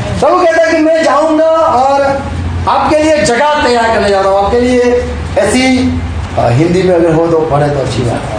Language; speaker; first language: Hindi; non-native, local second language; Gujarati